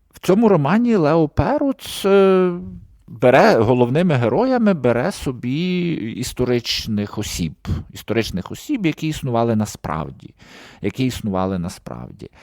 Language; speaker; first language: Ukrainian; native; Ukrainian